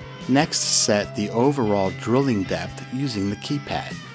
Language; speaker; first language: English; native; English